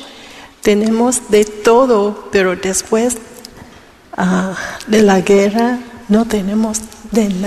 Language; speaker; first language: Spanish; non-native, learner; Vietnamese